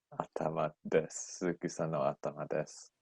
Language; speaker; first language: Japanese; non-native, learner; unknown